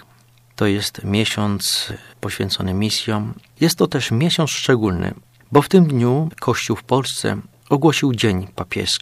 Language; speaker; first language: Polish; native; Polish